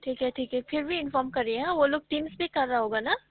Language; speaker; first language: Urdu; native; Urdu